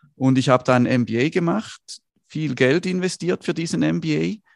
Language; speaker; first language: German; native; German